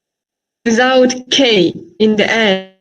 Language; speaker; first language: English; non-native, fluent; Uzbek